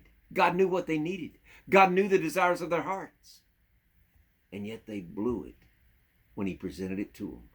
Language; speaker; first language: English; native; English